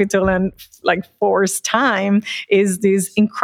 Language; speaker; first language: English; non-native, fluent; Spanish